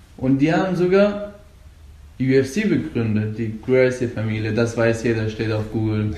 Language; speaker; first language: German; non-native, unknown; Persian